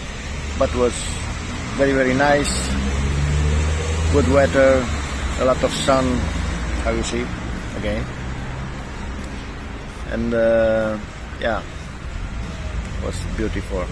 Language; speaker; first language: English; non-native, learner; Romanian